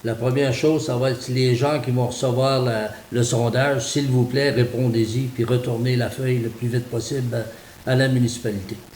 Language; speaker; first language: French; native; French